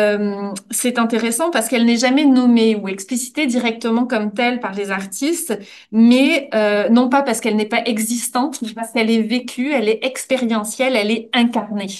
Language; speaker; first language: French; native; French